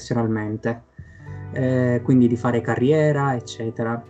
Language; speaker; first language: Italian; native; Italian